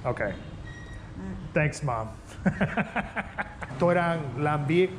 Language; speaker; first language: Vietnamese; non-native, learner; English